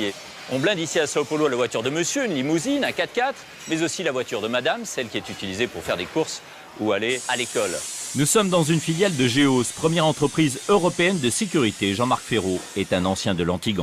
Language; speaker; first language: French; native; French